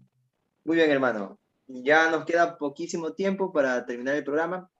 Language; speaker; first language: Spanish; native; Spanish